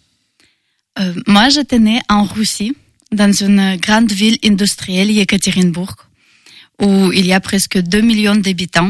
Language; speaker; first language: French; non-native, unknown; Russian